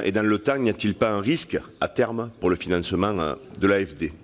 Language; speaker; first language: French; native; French